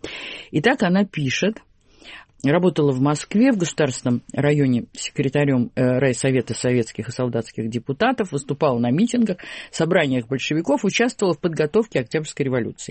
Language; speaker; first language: Russian; native; Russian